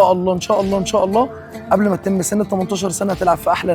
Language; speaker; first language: Arabic; native; Arabic